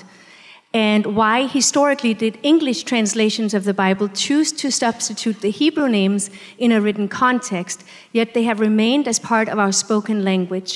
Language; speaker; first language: English; non-native, fluent; Danish